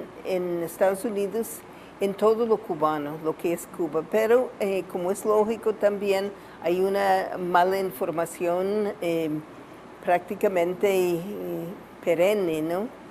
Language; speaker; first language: Spanish; non-native, fluent; English